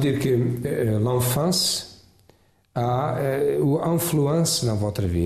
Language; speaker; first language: French; non-native, fluent; Portuguese